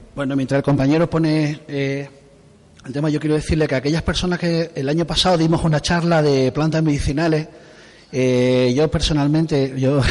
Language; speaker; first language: Spanish; native; Spanish